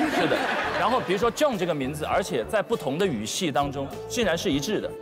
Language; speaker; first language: Chinese; non-native, fluent; Norwegian